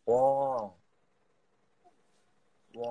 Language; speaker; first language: Japanese; non-native, learner; Korean